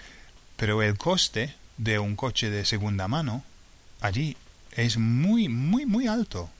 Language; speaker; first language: Spanish; non-native, fluent; English